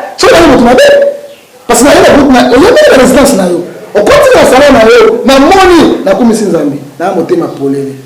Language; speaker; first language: Lingala; native; Lingala